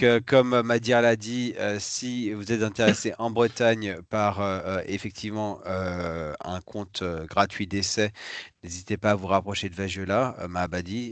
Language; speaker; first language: French; native; French